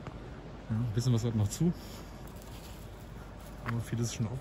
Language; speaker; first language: German; native; German